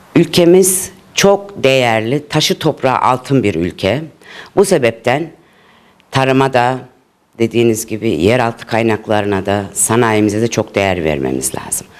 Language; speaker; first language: Turkish; early bilingual, heritage; Turkish